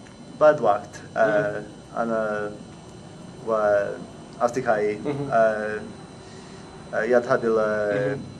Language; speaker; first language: Arabic; non-native, learner; English